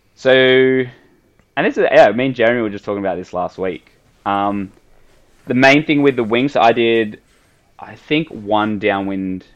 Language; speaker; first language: English; native; English